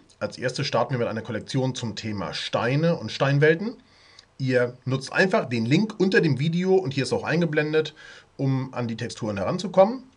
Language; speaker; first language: German; native; German